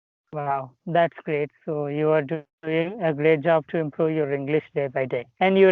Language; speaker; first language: English; non-native, local second language; Telugu